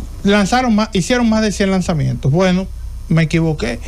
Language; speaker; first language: Spanish; native; Spanish